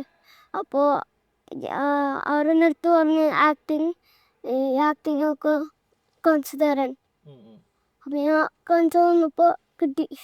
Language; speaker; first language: Malayalam; early bilingual, heritage; Malayalam